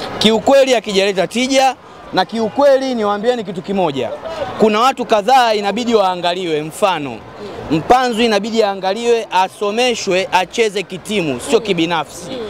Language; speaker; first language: Swahili; native; Swahili